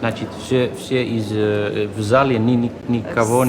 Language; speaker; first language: Russian; non-native, fluent; Dutch